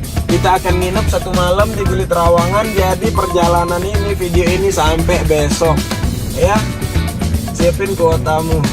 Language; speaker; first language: Indonesian; native; Indonesian